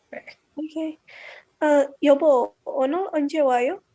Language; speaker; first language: Korean; non-native, learner; Indonesian